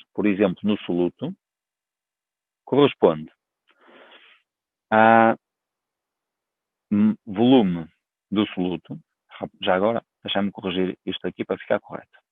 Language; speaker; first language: Portuguese; native; Portuguese